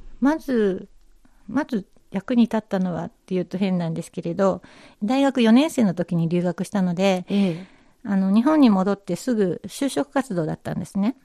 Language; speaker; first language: Japanese; native; Japanese